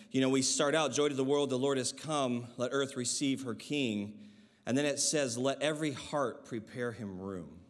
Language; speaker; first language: English; native; English